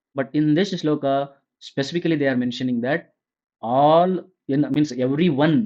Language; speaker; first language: English; non-native, local second language; Kannada